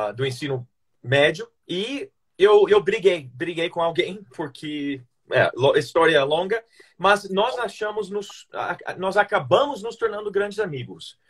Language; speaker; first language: Portuguese; non-native, fluent; English